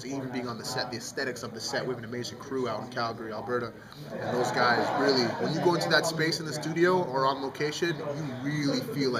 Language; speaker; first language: English; native; English